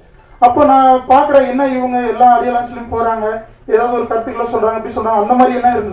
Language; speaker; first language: Tamil; native; Tamil